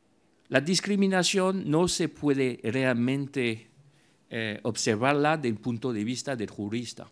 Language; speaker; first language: Spanish; non-native, fluent; French